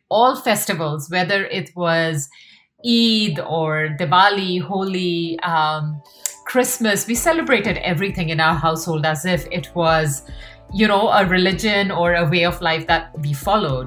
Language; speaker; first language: English; non-native, local second language; Hindi